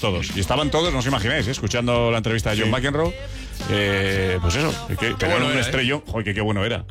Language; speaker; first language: Spanish; native; Spanish